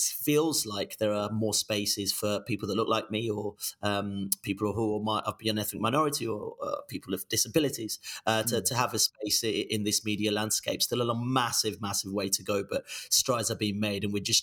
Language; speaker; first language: English; non-native, local second language; Yoruba